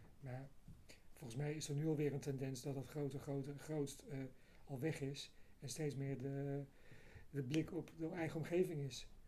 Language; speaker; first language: Dutch; native; Dutch